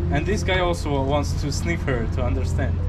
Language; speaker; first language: English; non-native, learner; Russian